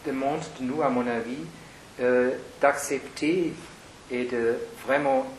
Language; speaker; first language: French; non-native, fluent; German